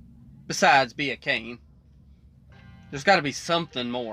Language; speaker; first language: English; native; English